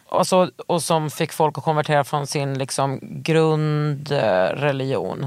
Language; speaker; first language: Swedish; native; Swedish